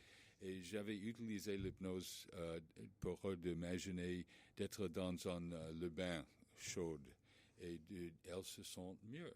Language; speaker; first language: French; non-native, learner; English